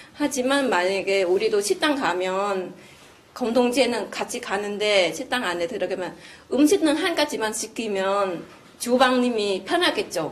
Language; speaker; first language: Korean; non-native, fluent; Vietnamese